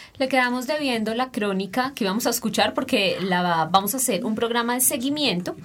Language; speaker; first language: Spanish; native; Spanish